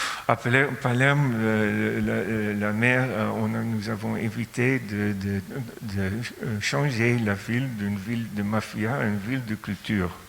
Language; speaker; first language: French; non-native, fluent; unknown